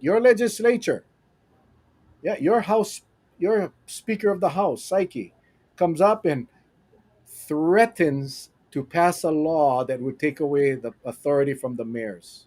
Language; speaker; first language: English; native; English